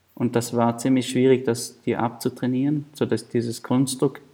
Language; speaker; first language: German; native; German